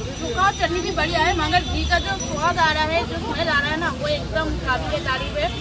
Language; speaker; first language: Hindi; non-native, local second language; Bangla